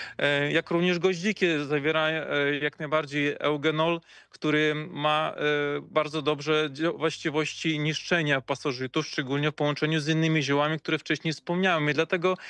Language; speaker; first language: Polish; native; Polish